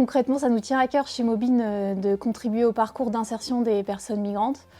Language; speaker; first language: French; native; French